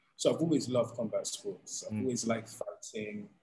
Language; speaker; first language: English; native; English